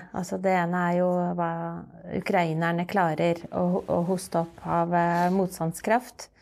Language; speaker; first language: Norwegian; native; Norwegian